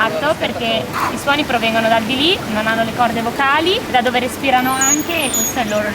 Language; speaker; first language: Italian; native; Italian